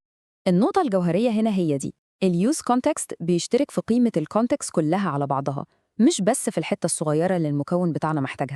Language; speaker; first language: Arabic; native; Arabic